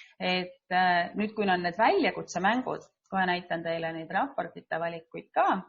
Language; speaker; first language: Estonian; native; Estonian